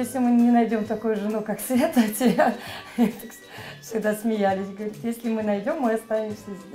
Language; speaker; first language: Russian; native; Russian